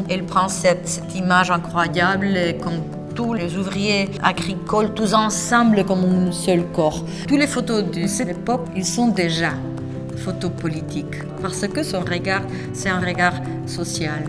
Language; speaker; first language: French; non-native, fluent; Spanish